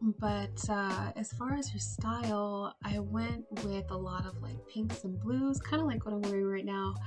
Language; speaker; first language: English; native; English